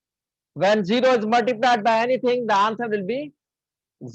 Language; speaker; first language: English; non-native, local second language; Hindi